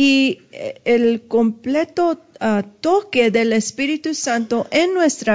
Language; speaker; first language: Spanish; early bilingual, heritage; Spanish